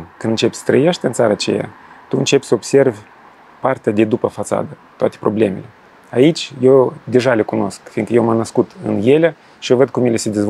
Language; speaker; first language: Romanian; native; Romanian